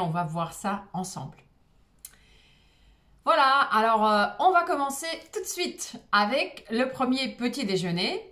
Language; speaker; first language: French; non-native, fluent; Russian